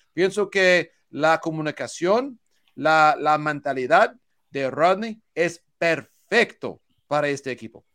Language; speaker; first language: Spanish; non-native, learner; English